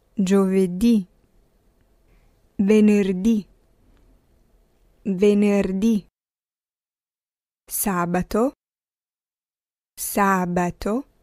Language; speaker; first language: Italian; non-native, fluent; Arabic